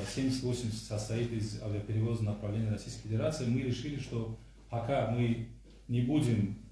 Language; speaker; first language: Russian; non-native, local second language; Tajik